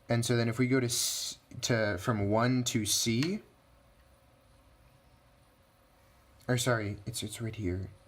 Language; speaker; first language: English; native; English